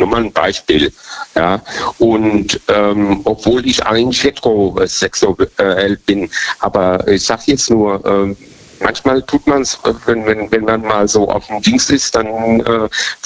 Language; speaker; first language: German; native; German